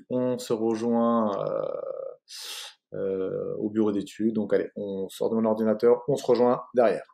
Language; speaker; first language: French; native; French